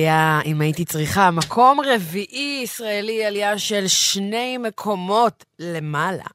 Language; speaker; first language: Hebrew; native; Hebrew